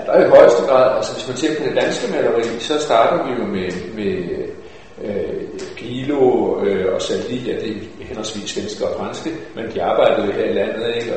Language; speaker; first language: Danish; native; Danish